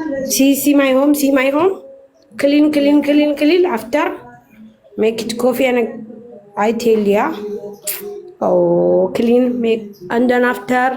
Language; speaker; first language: English; non-native, learner; Amharic